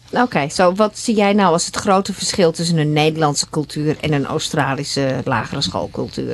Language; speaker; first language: Dutch; native; Dutch